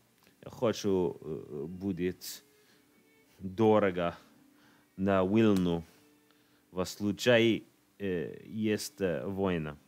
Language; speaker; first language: Russian; non-native, learner; English